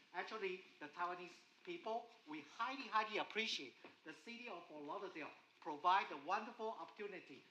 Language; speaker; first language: English; non-native, fluent; Chinese